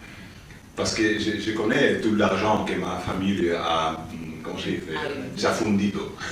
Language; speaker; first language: French; non-native, learner; Spanish